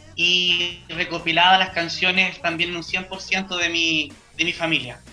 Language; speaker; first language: Spanish; native; Spanish